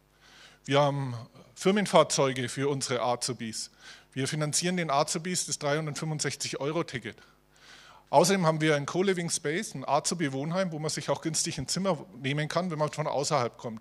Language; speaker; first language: German; native; German